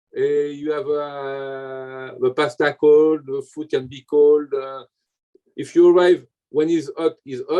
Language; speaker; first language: English; non-native, learner; French